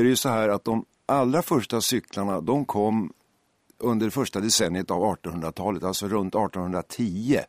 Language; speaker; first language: Swedish; native; Swedish